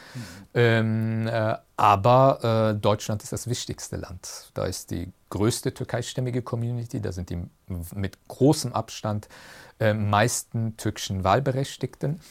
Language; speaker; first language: German; early bilingual, other home language; Turkish